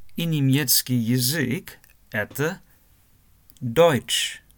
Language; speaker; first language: Russian; non-native, learner; German